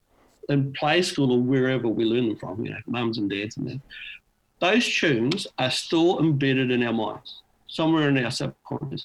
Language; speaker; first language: English; native; English